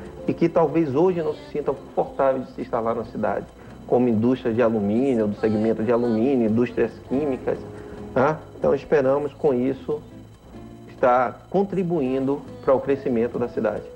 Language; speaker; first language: Portuguese; native; Portuguese